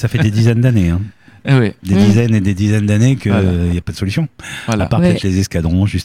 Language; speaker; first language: French; native; French